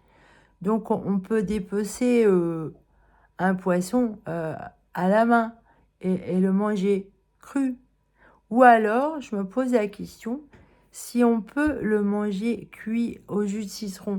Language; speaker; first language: French; native; French